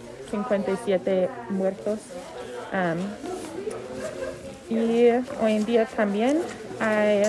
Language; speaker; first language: Spanish; non-native, learner; English